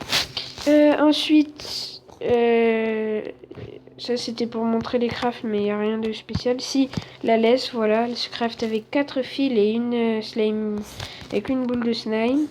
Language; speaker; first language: French; native; French